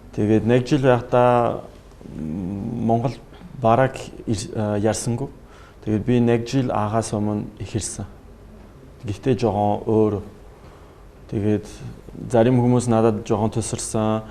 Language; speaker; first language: Mongolian; non-native, learner; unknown